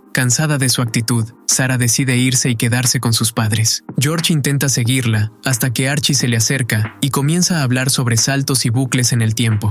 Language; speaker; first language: Spanish; native; Spanish